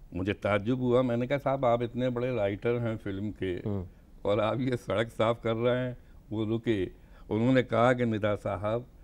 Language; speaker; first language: Hindi; native; Hindi